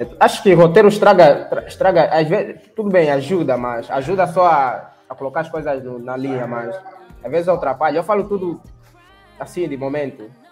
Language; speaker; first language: Portuguese; native; Portuguese